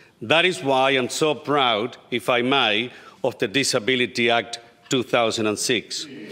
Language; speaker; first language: English; non-native, fluent; Spanish